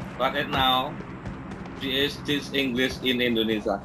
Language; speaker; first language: English; non-native, learner; Javanese